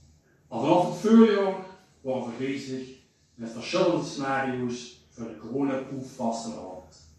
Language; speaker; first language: Dutch; native; Dutch